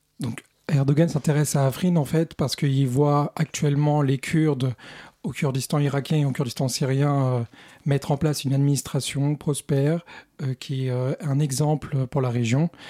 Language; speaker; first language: French; early bilingual, other home language; Kurdish